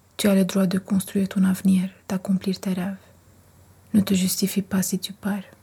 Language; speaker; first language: French; non-native, local second language; Arabic